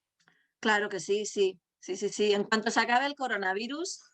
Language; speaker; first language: Spanish; non-native, local second language; Basque